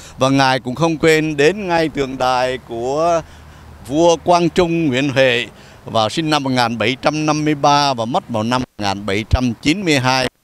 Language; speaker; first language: Vietnamese; native; Vietnamese